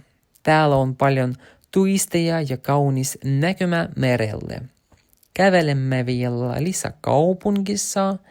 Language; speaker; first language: Finnish; non-native, learner; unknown